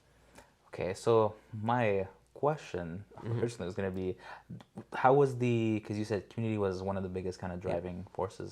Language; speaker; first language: English; native; English